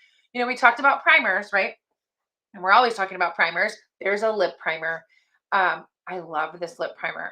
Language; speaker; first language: English; native; English